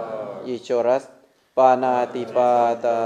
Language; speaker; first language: Russian; non-native, fluent; Thai